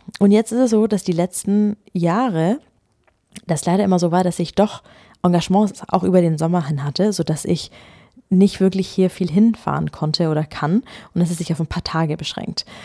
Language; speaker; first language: German; native; German